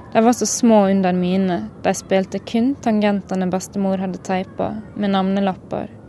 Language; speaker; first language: Norwegian; native; Norwegian